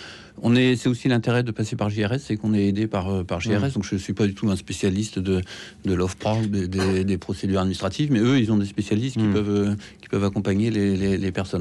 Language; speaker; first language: French; native; French